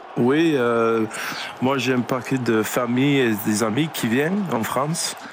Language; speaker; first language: French; non-native, learner; English